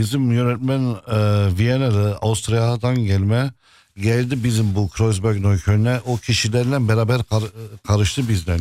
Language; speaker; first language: Turkish; non-native, fluent; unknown